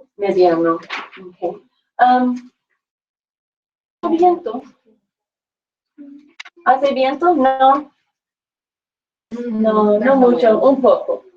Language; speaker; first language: Spanish; non-native, fluent; English